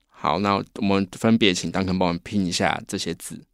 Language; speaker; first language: Chinese; native; Chinese